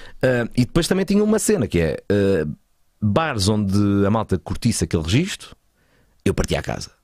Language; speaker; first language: Portuguese; native; Portuguese